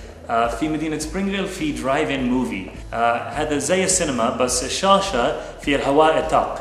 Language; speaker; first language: Arabic; non-native, fluent; English